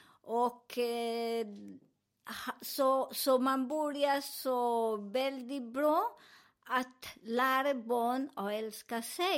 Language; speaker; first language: Swedish; non-native, learner; Spanish